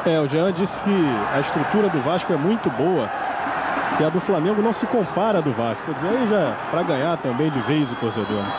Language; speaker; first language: Portuguese; native; Portuguese